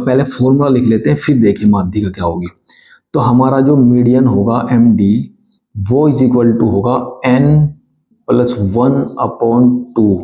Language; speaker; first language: Hindi; native; Hindi